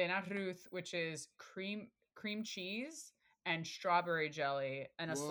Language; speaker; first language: English; early bilingual, other home language; Spanish